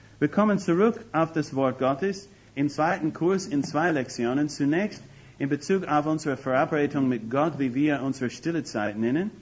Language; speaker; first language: German; non-native, fluent; English